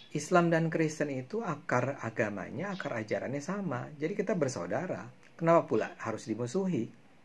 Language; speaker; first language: Indonesian; native; Indonesian